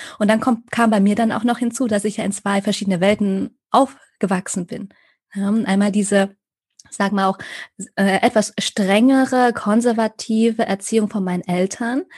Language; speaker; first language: German; early bilingual, other home language; Vietnamese